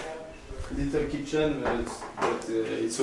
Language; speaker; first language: English; non-native, learner; French